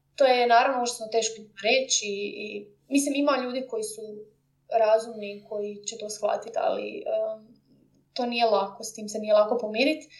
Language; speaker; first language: Croatian; native; Croatian